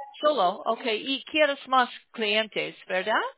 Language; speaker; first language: Spanish; non-native, learner; English